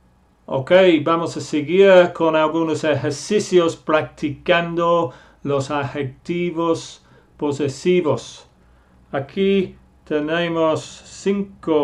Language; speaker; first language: Spanish; non-native, fluent; English